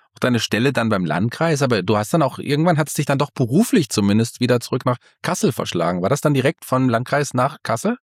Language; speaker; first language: German; native; German